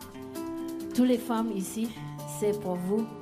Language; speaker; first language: French; non-native, learner; English